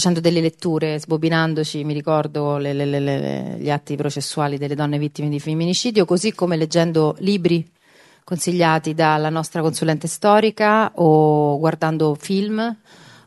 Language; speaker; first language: Italian; native; Italian